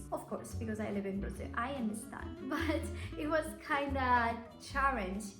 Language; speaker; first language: English; non-native, fluent; Japanese